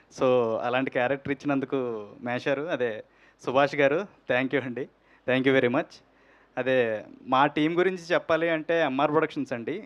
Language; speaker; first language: Telugu; native; Telugu